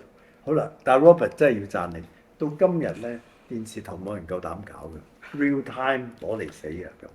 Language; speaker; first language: Cantonese; native; Cantonese